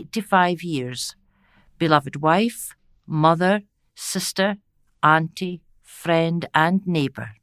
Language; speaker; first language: English; native; English